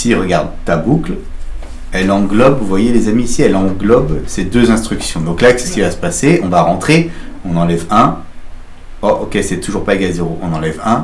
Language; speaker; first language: French; native; French